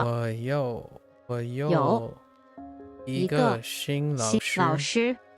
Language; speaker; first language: Chinese; non-native, learner; English